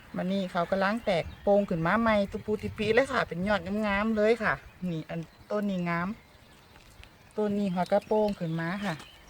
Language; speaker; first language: Thai; native; Thai